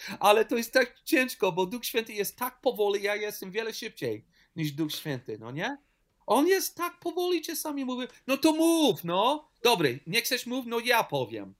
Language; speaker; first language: Polish; non-native, learner; English